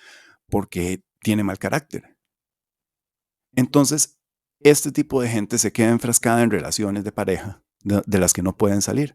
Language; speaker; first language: Spanish; native; Spanish